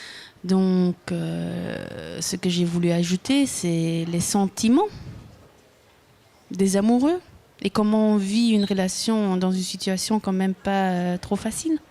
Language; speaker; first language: French; non-native, local second language; Dutch